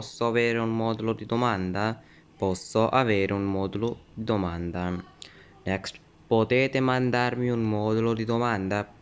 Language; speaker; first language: Italian; non-native, learner; Urdu